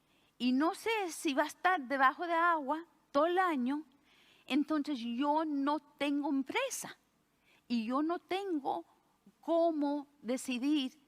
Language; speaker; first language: Spanish; early bilingual, heritage; Spanish